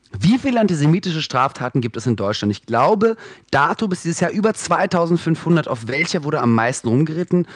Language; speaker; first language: German; early bilingual, other home language; Russian